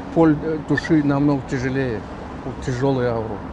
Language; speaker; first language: Russian; non-native, local second language; Kazakh